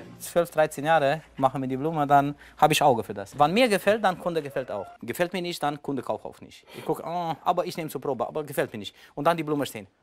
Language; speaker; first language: German; non-native, learner; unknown